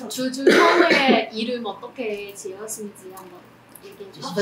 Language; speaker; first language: Korean; non-native, fluent; Chinese